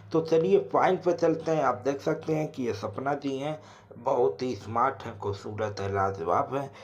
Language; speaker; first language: Hindi; native; Hindi